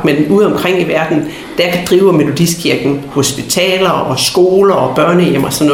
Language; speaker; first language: Danish; native; Danish